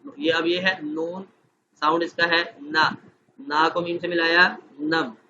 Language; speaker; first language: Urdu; non-native, local second language; Punjabi